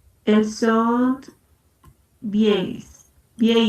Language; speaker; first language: French; non-native, learner; Spanish